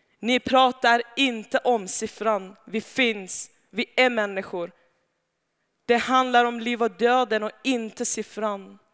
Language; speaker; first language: Swedish; non-native, fluent; Persian